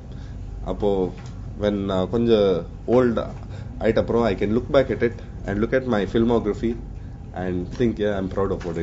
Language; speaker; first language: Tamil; non-native, learner; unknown